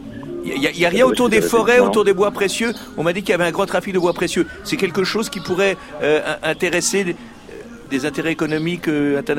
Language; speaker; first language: French; native; French